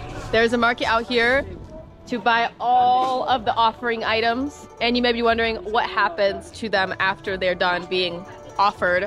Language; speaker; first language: English; native; English